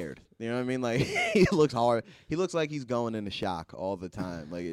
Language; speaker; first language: English; native; English